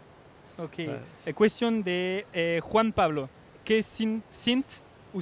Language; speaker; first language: Spanish; non-native, fluent; French